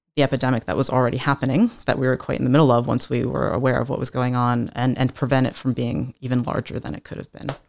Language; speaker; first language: English; native; English